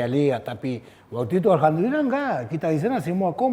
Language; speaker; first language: Indonesian; non-native, fluent; Spanish